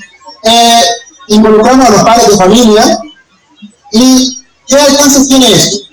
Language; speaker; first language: Spanish; native; Spanish